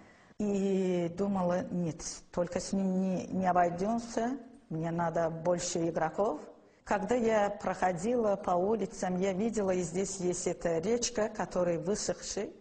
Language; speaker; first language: Russian; non-native, local second language; Azerbaijani